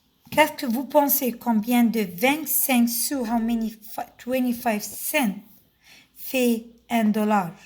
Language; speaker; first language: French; non-native, fluent; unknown